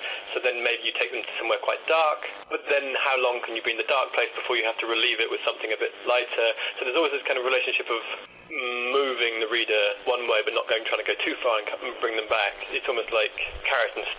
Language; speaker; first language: English; native; English